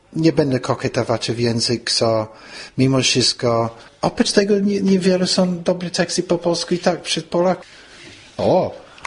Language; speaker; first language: Polish; non-native, fluent; English